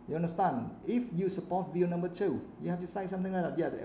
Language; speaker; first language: English; non-native, fluent; Vietnamese